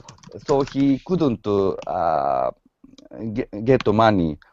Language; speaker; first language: English; non-native, learner; Japanese